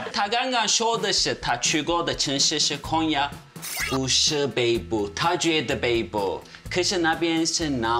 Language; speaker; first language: Chinese; non-native, fluent; Turkish